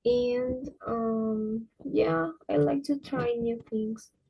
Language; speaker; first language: English; non-native, fluent; Spanish